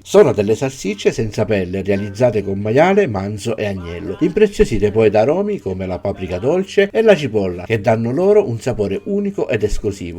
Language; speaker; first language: Italian; native; Italian